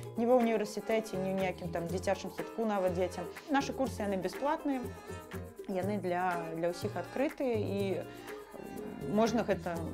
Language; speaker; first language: Belarusian; non-native, local second language; Russian